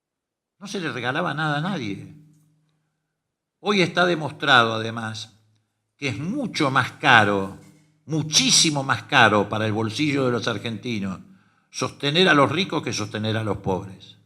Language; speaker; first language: Spanish; native; Spanish